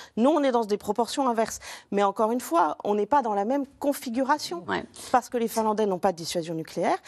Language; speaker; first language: French; native; French